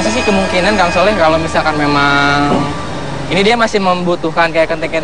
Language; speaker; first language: Indonesian; non-native, local second language; Sundanese